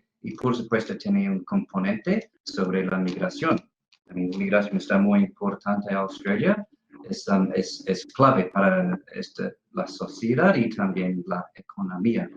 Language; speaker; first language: Spanish; non-native, fluent; English